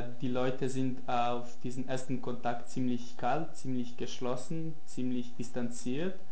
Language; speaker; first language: German; non-native, fluent; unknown